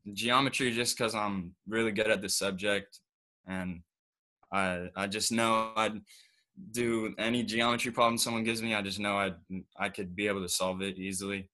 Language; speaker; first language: English; native; English